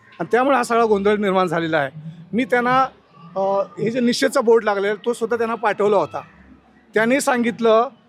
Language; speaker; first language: Marathi; native; Marathi